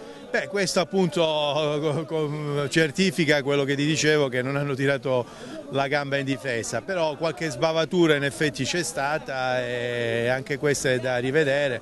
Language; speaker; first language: Italian; native; Italian